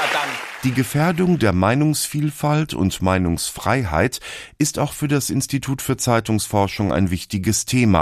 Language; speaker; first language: German; native; German